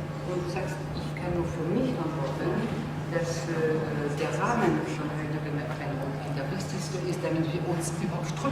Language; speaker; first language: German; non-native, learner; Kabyle